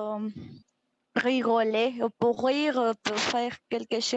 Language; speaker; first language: French; non-native, learner; Spanish